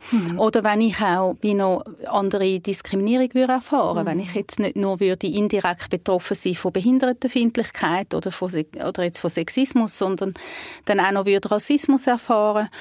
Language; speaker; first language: German; native; German